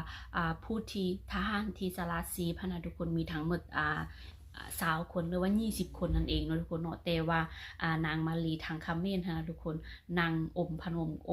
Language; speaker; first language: Thai; non-native, local second language; Northeastern Thai